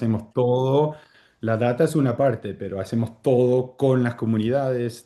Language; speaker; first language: Spanish; early bilingual, heritage; Spanish